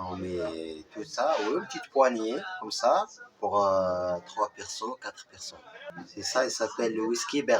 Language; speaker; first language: French; non-native, local second language; Arabic